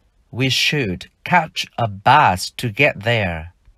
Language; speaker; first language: English; non-native, fluent; Vietnamese